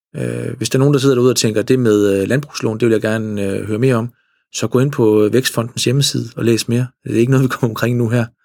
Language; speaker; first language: Danish; native; Danish